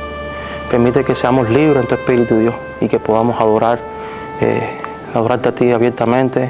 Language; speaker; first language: Spanish; native; Spanish